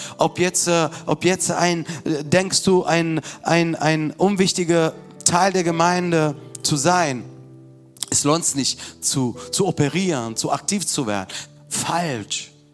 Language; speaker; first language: German; non-native, fluent; Italian